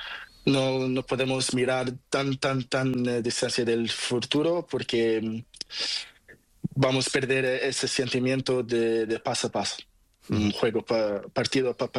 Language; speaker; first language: Spanish; non-native, learner; Portuguese